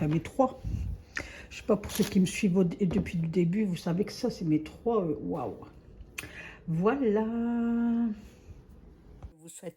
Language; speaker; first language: French; native; French